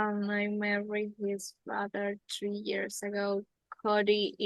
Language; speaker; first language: English; non-native, learner; Spanish